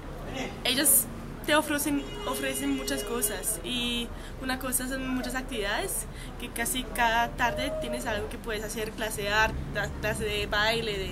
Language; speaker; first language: Spanish; non-native, fluent; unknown